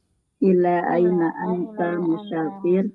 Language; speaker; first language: Arabic; non-native, learner; Indonesian